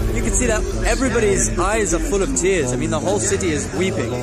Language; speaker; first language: English; native; English